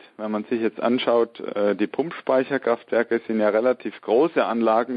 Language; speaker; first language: German; native; German